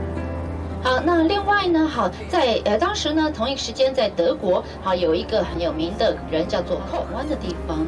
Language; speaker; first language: Chinese; native; Chinese